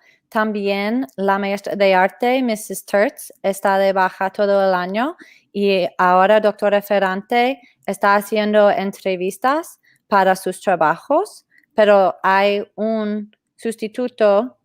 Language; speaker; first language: Spanish; non-native, fluent; English